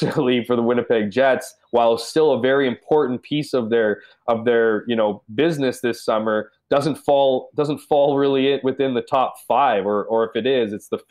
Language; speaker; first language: English; native; English